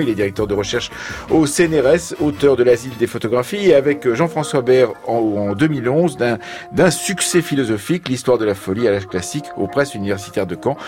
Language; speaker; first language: French; native; French